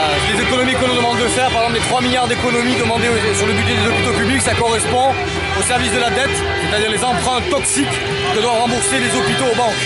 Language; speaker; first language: French; native; French